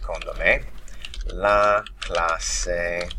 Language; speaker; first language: Italian; non-native, fluent; English